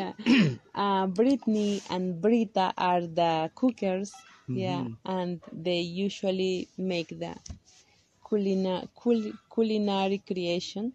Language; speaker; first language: English; non-native, learner; Kaqchikel